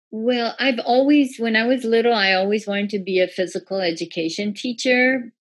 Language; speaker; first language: English; early bilingual, other home language; Persian